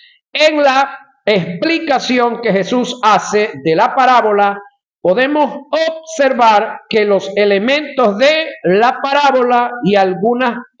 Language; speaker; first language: Spanish; native; Spanish